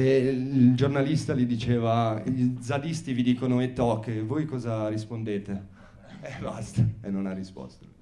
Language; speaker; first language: Italian; native; Italian